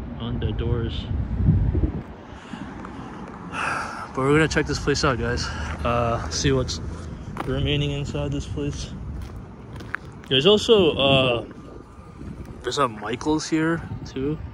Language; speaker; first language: English; native; English